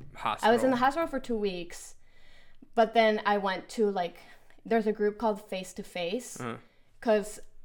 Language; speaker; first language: English; early bilingual, other home language; Spanish